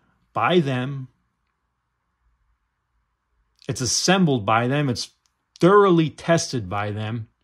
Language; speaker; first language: English; native; English